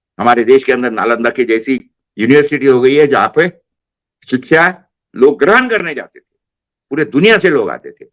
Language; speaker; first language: Hindi; non-native, local second language; Marathi